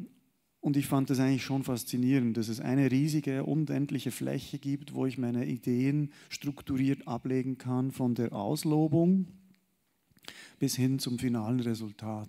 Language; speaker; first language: German; native; German